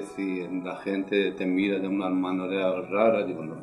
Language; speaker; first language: Spanish; non-native, fluent; Persian